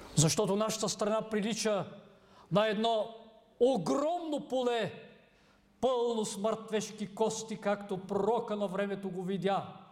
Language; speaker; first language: Bulgarian; native; Bulgarian